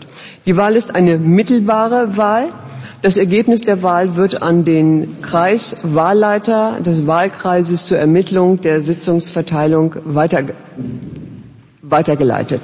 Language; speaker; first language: German; native; German